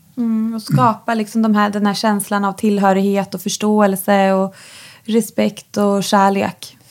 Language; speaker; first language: Swedish; native; Swedish